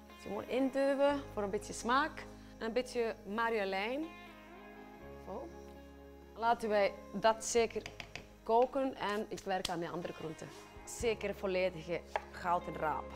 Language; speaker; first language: Dutch; non-native, fluent; Icelandic